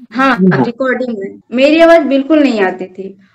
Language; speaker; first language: Hindi; native; Hindi